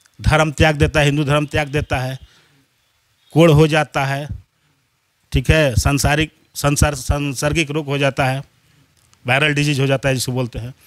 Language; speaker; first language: Hindi; native; Hindi